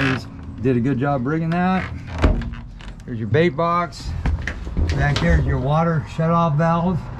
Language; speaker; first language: English; native; English